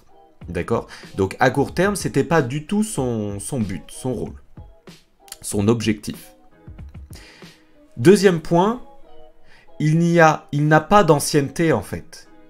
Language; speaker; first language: French; native; French